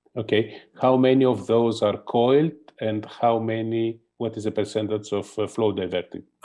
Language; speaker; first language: English; non-native, fluent; Greek